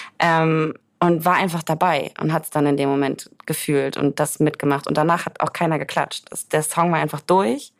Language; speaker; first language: German; native; German